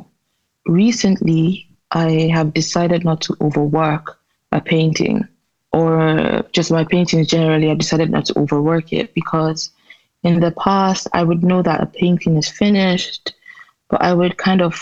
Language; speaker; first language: English; non-native, local second language; Igbo